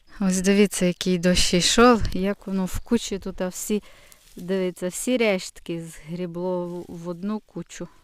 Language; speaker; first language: Ukrainian; native; Ukrainian